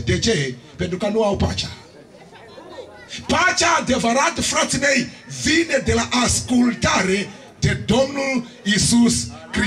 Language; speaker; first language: Romanian; non-native, learner; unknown